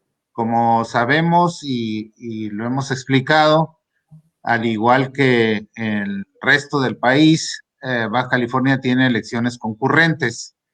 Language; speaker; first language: Spanish; native; Spanish